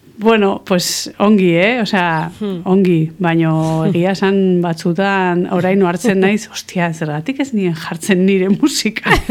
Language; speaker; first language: Basque; non-native, local second language; Spanish